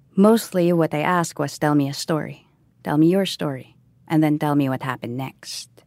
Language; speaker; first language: English; non-native, local second language; Filipino